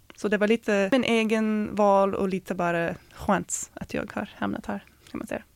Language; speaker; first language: Swedish; non-native, fluent; English